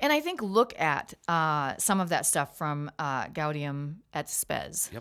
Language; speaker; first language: English; native; English